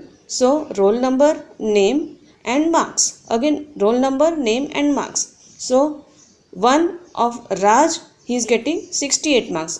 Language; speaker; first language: English; non-native, local second language; Gujarati